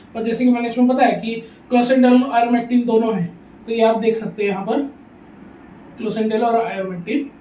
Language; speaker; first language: Hindi; non-native, local second language; Urdu